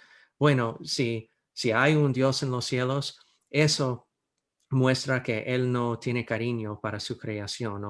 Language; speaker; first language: Spanish; non-native, fluent; English